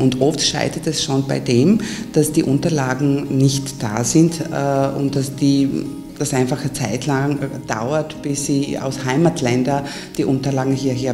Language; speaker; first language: German; native; German